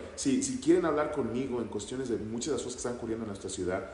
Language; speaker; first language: Spanish; early bilingual, heritage; Spanish